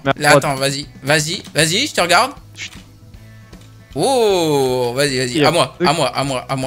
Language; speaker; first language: French; native; French